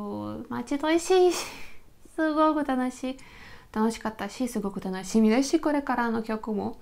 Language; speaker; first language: Japanese; non-native, learner; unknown